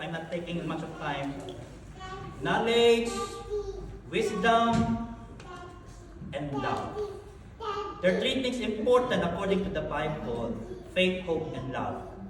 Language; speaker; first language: English; non-native, local second language; Filipino